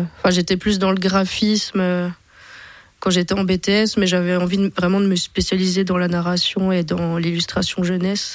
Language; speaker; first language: French; native; French